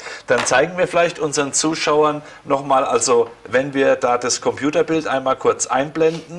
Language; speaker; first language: German; native; German